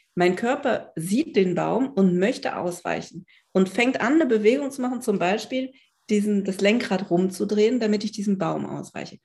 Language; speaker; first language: German; native; German